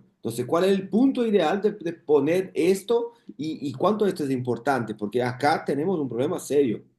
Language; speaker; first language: Spanish; non-native, learner; Portuguese